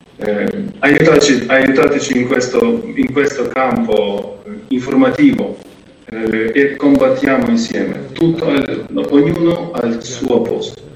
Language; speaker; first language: Italian; non-native, fluent; Ukrainian